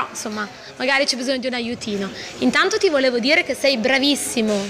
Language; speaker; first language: Italian; native; Italian